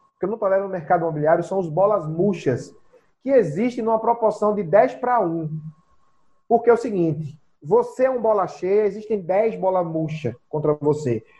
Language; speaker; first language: Portuguese; native; Portuguese